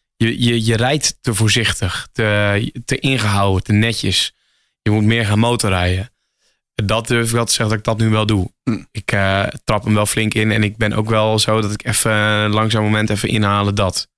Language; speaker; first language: Dutch; native; Dutch